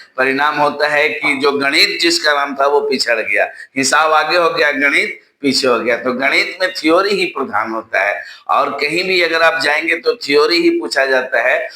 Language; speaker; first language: Hindi; native; Hindi